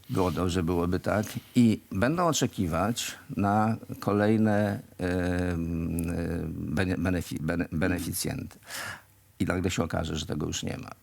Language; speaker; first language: Polish; native; Polish